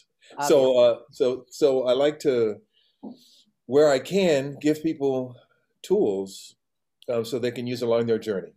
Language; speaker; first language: English; native; English